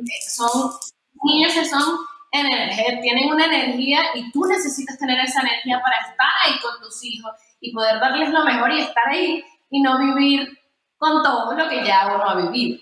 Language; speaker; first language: Spanish; native; Spanish